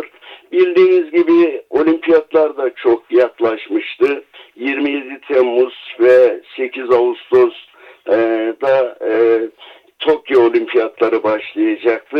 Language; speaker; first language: Turkish; native; Turkish